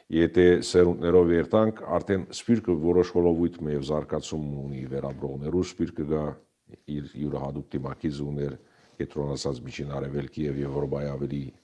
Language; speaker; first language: Armenian; early bilingual, heritage; Armenian